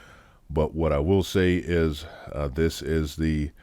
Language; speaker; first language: English; native; English